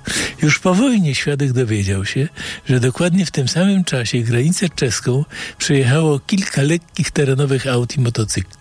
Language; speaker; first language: Polish; native; Polish